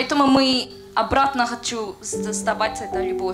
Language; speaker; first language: Russian; non-native, learner; Korean